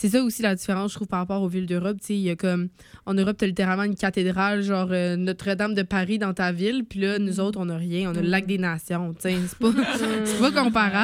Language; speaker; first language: French; native; French